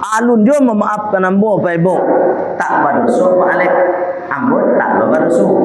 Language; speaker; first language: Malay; non-native, local second language; Minangkabau